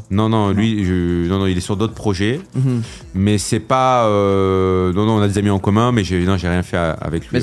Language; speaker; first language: French; native; French